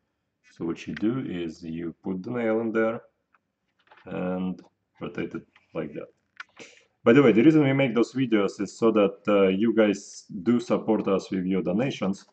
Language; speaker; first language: English; non-native, fluent; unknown